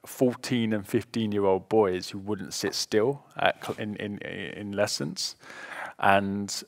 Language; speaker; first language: English; native; English